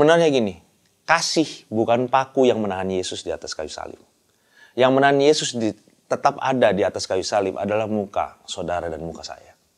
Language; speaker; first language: Indonesian; native; Indonesian